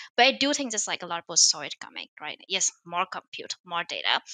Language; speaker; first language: English; non-native, fluent; Vietnamese